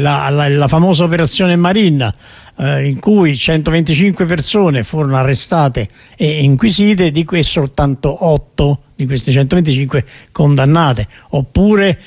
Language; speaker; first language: Italian; native; Italian